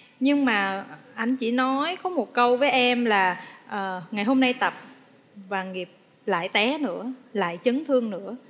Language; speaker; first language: Vietnamese; native; Vietnamese